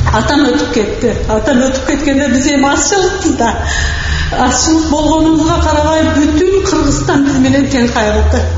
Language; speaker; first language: Kyrgyz; non-native, local second language; Karachay-Balkar